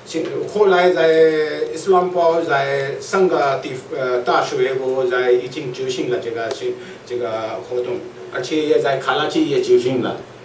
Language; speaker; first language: Chinese; non-native, learner; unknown